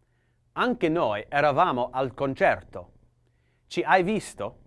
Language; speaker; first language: Italian; non-native, learner; English